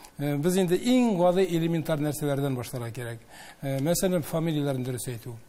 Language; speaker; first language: Tatar; native; Tatar